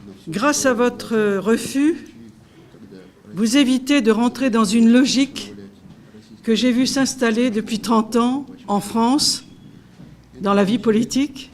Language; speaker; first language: French; native; French